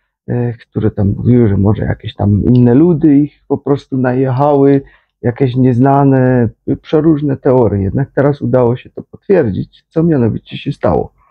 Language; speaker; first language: Polish; native; Polish